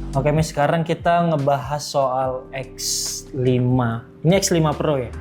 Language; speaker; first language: Indonesian; native; Indonesian